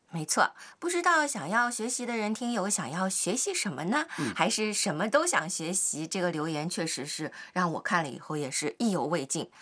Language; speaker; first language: Chinese; native; Chinese